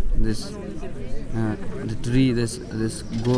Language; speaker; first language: English; non-native, learner; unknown